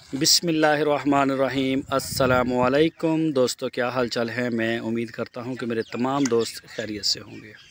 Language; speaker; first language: Urdu; non-native, local second language; Punjabi